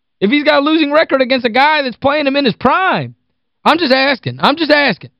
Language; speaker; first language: English; native; English